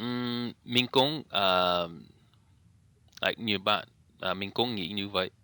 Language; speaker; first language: Vietnamese; non-native, learner; English